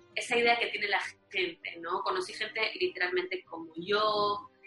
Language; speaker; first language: Spanish; native; Spanish